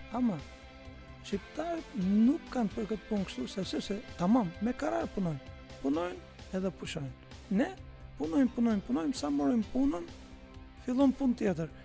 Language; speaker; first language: Albanian; non-native, fluent; Turkish